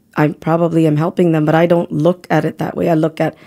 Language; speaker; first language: English; native; English